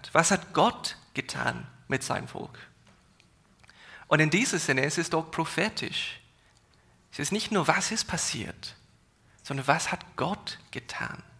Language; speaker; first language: German; non-native, fluent; English